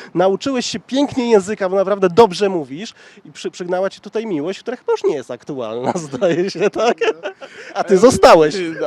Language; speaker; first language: Polish; native; Polish